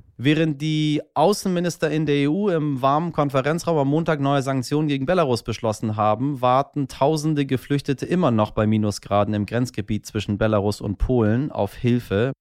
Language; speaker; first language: German; early bilingual, other home language; Persian